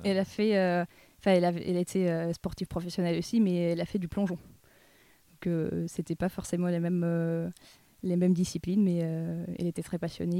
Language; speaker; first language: French; non-native, fluent; Russian